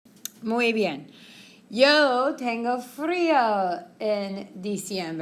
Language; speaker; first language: Spanish; non-native, fluent; English